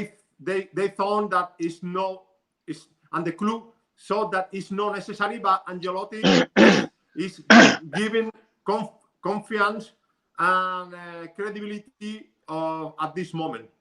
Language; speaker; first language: English; non-native, learner; Spanish